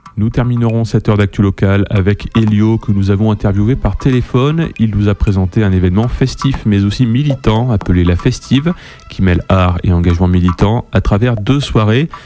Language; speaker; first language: French; native; French